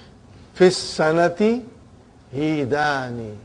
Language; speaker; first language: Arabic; non-native, fluent; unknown